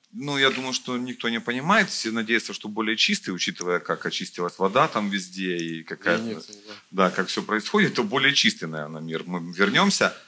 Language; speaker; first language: Ukrainian; non-native, local second language; Russian